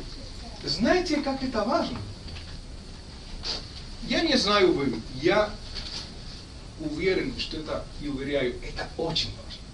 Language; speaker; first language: Russian; non-native, fluent; Spanish